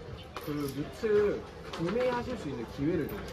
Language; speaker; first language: Korean; native; Korean